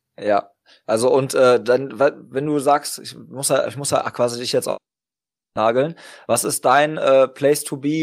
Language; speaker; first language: German; native; German